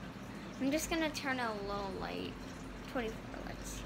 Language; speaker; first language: English; native; English